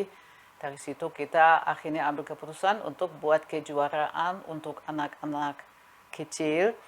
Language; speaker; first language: Indonesian; non-native, fluent; German